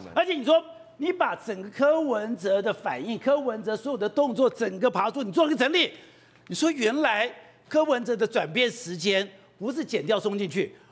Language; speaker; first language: Chinese; native; Chinese